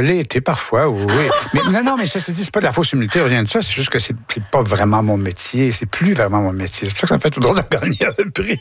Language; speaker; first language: French; native; French